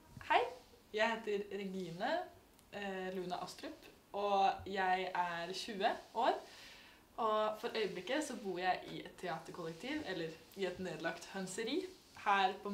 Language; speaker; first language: Danish; native; Danish